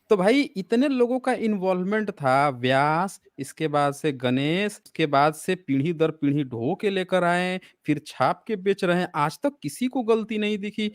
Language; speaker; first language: Hindi; native; Hindi